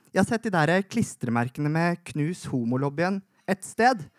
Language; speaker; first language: Norwegian; native; Norwegian